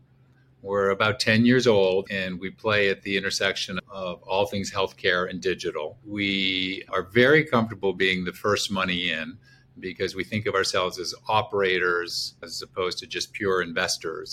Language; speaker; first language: English; native; English